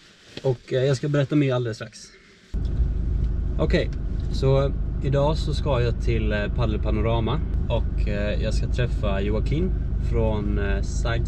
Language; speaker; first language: Swedish; native; Swedish